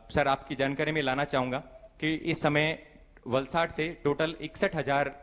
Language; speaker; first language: Hindi; native; Hindi